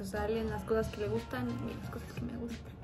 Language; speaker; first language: Spanish; native; Spanish